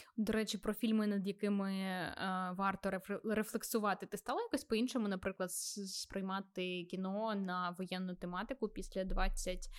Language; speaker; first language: Ukrainian; native; Ukrainian